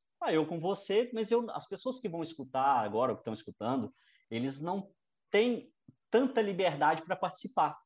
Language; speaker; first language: Portuguese; native; Portuguese